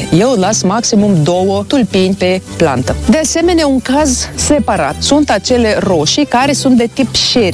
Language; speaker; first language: Romanian; native; Romanian